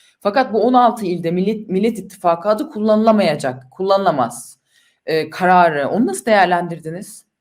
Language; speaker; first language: Turkish; native; Turkish